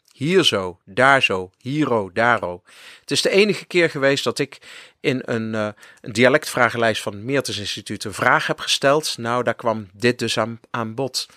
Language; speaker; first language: Dutch; native; Dutch